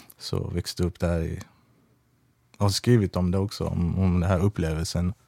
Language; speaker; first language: Swedish; early bilingual, other home language; Persian